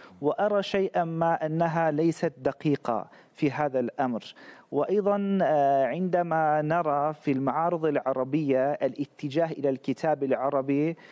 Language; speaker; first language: Arabic; non-native, fluent; Turkish